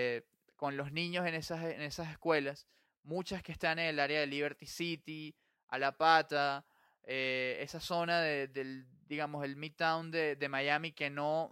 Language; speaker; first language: Spanish; native; Spanish